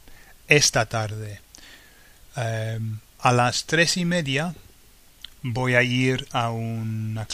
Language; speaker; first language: Spanish; non-native, fluent; English